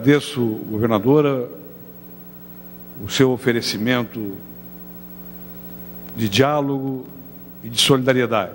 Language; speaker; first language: Portuguese; native; Portuguese